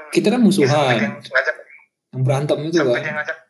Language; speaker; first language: Indonesian; native; Indonesian